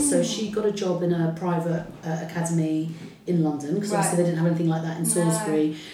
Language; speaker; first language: English; early bilingual, other home language; Arabic